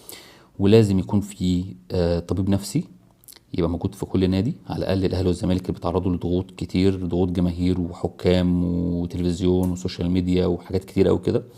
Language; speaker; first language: Arabic; native; Arabic